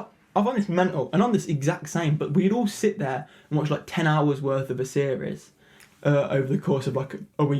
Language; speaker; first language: English; native; English